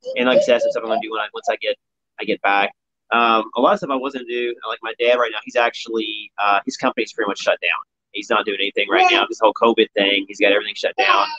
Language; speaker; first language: English; native; English